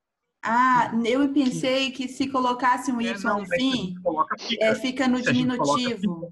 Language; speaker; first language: Portuguese; native; Portuguese